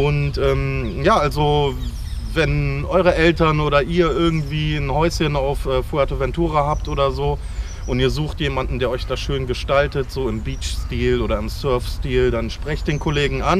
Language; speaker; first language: German; native; German